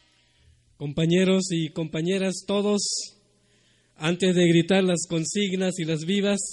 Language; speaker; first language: Spanish; non-native, local second language; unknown